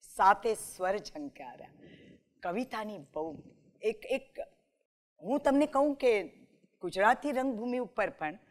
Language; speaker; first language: Gujarati; non-native, local second language; Marathi